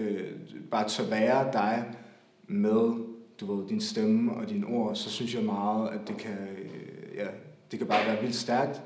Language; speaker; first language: Danish; native; Danish